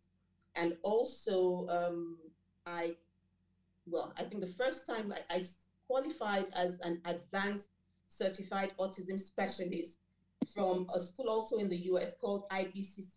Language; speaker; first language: English; non-native, local second language; Yoruba